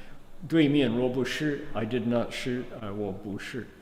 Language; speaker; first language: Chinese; non-native, fluent; English